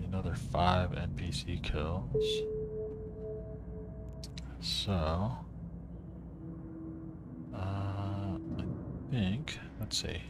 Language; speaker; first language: English; native; English